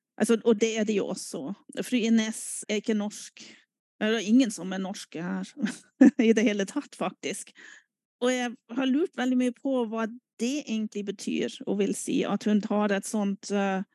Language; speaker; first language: Norwegian; non-native, fluent; German